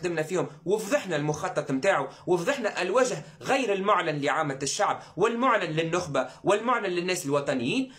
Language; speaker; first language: Arabic; native; Arabic